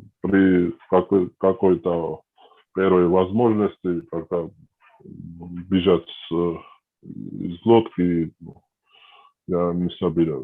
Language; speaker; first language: Russian; non-native, fluent; Georgian